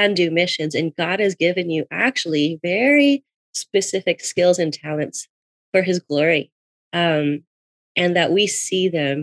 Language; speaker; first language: English; native; English